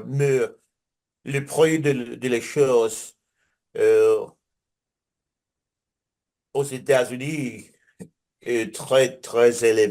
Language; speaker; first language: French; non-native, learner; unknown